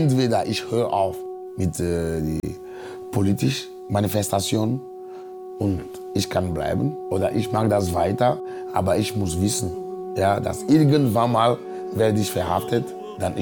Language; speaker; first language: German; non-native, fluent; Ewe